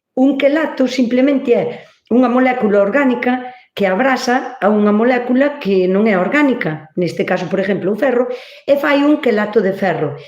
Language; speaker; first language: Galician; native; Galician